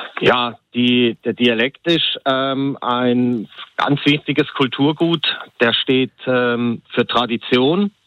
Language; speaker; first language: German; native; German